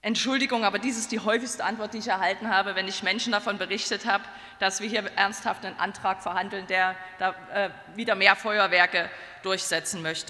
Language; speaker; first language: German; native; German